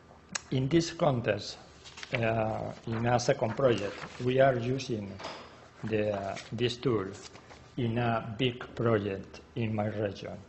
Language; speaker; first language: English; non-native, learner; Spanish